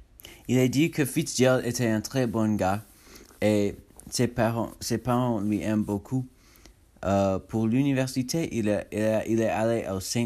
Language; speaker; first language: French; non-native, learner; English